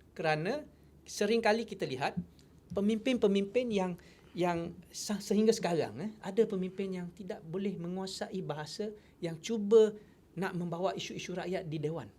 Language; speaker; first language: Malay; non-native, local second language; Chinese